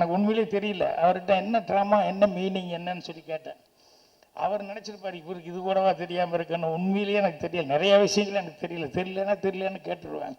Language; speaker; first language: Tamil; native; Tamil